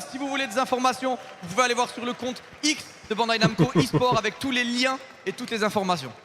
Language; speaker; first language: French; native; French